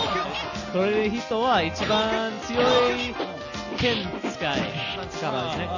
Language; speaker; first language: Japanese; non-native, learner; English